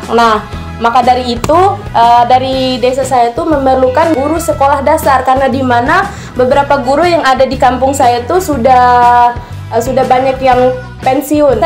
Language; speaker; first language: Indonesian; non-native, local second language; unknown